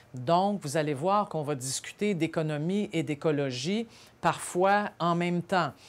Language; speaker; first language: French; native; French